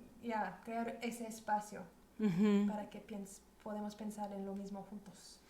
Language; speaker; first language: Spanish; early bilingual, heritage; Spanish